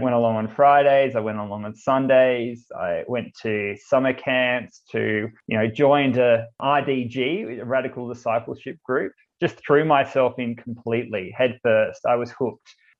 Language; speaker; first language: English; native; English